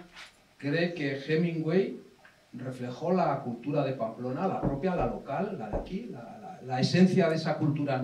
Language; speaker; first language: Spanish; native; Spanish